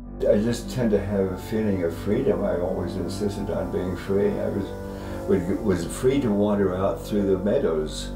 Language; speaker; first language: English; native; English